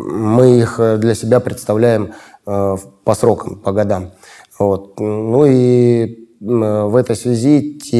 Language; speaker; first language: Russian; native; Russian